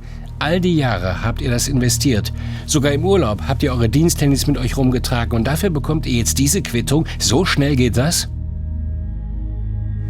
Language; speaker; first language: German; native; German